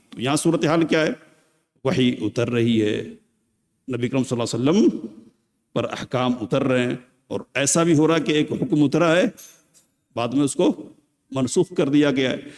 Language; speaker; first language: Urdu; native; Urdu